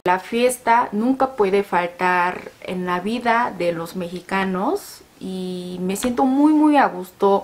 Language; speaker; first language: Spanish; non-native, learner; Korean